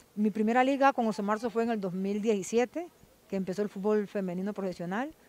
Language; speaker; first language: Spanish; native; Spanish